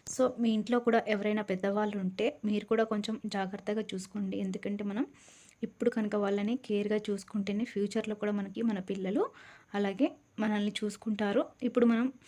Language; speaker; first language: Telugu; native; Telugu